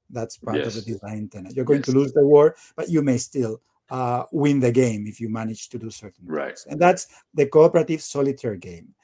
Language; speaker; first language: English; non-native, fluent; Spanish